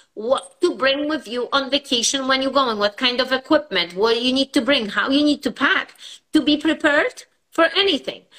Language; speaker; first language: English; non-native, fluent; Polish